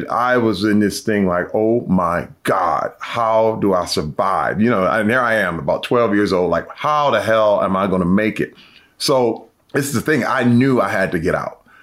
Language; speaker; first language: English; native; English